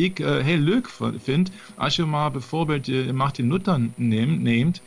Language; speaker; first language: Dutch; non-native, learner; German